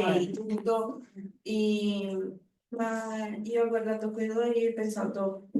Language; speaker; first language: Italian; non-native, learner; Portuguese